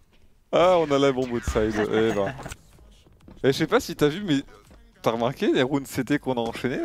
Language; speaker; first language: French; native; French